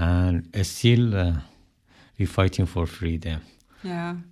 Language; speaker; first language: English; non-native, learner; Persian